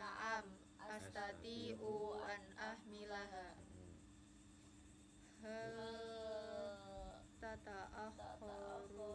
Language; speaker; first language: Arabic; non-native, learner; Indonesian